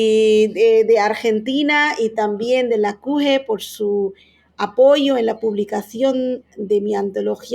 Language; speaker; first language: Spanish; non-native, fluent; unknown